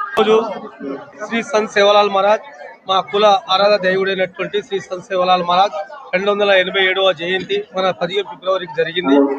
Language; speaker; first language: Telugu; non-native, local second language; Lambadi